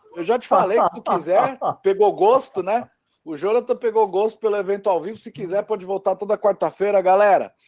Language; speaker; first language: Portuguese; native; Portuguese